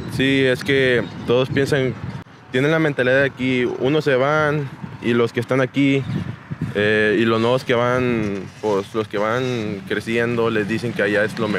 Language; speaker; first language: Spanish; native; Spanish